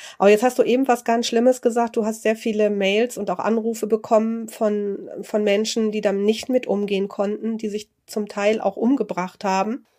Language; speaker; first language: German; native; German